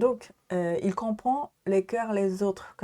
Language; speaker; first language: French; non-native, learner; Japanese